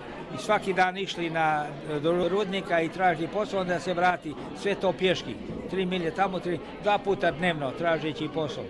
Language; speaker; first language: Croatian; early bilingual, heritage; Serbian